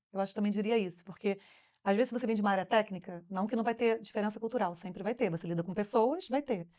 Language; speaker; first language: Portuguese; native; Portuguese